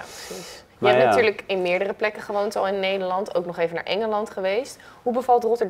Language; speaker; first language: Dutch; native; Dutch